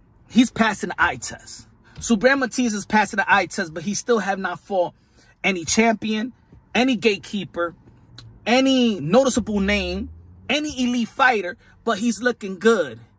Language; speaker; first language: English; early bilingual, other home language; Spanish